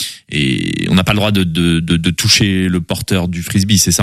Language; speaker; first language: French; native; French